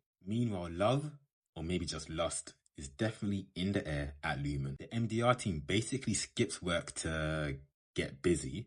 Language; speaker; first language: English; native; English